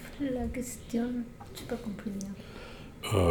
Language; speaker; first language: French; non-native, fluent; Spanish